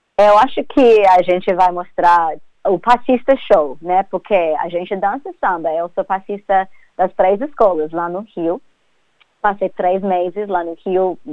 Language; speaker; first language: Portuguese; non-native, fluent; English